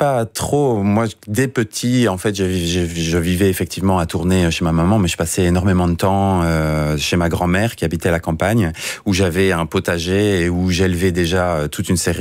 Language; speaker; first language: French; native; French